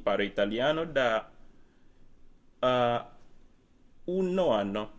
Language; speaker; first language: Italian; non-native, learner; Portuguese